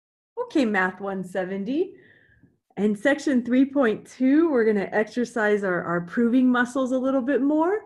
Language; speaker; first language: English; native; English